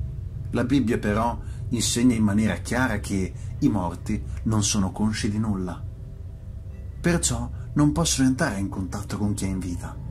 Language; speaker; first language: Italian; native; Italian